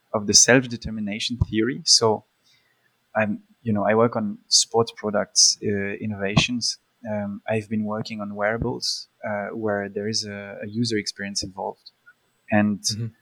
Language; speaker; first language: English; early bilingual, other home language; Polish